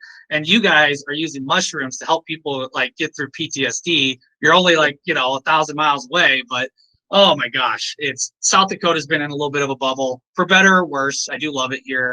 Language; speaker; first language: English; native; English